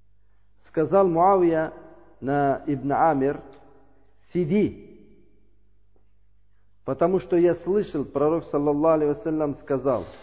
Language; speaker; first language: Russian; non-native, learner; Uzbek